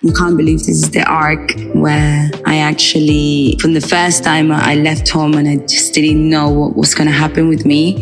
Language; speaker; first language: English; non-native, fluent; Spanish